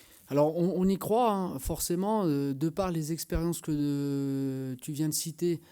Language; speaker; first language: French; native; French